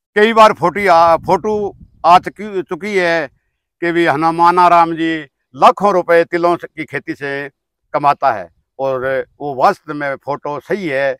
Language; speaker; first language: Hindi; native; Hindi